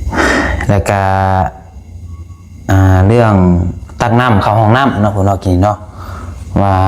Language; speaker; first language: Thai; non-native, local second language; Lao